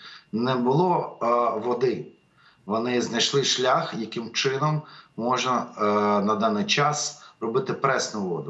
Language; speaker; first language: Ukrainian; native; Ukrainian